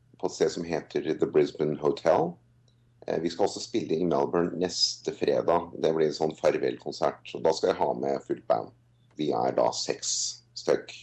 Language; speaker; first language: Norwegian; non-native, fluent; English